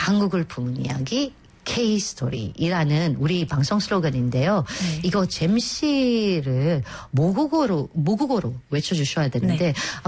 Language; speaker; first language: Korean; native; Korean